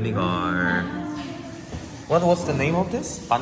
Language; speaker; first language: English; non-native, learner; Korean